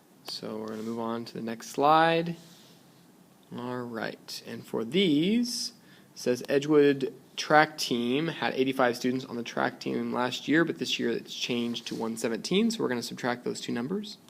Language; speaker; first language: English; native; English